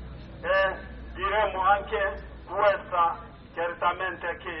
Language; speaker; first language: Italian; non-native, learner; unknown